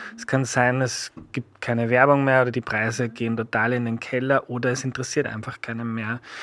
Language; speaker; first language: German; native; German